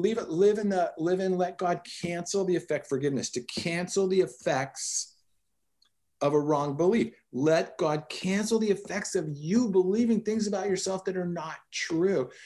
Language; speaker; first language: English; native; English